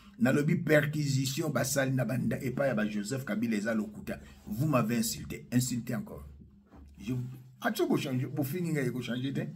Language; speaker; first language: Lingala; non-native, local second language; Luba-Lulua